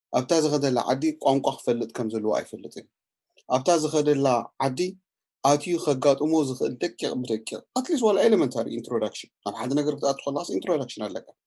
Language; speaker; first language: Tigrinya; native; Tigrinya